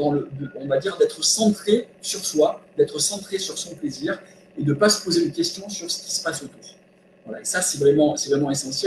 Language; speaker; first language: French; native; French